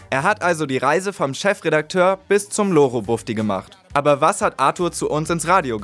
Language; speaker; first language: German; native; German